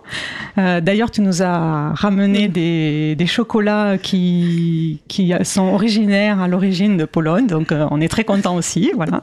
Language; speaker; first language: French; native; French